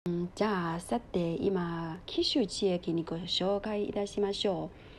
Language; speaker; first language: Japanese; non-native, learner; Chinese